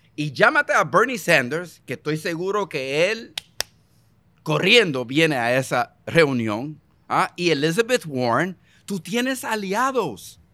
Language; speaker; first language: Spanish; early bilingual, heritage; Spanish